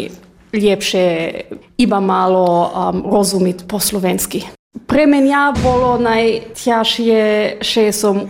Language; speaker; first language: Slovak; non-native, learner; German